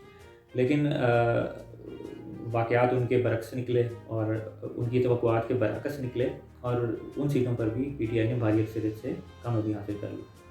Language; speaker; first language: Urdu; native; Urdu